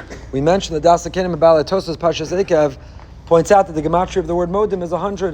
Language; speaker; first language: English; native; English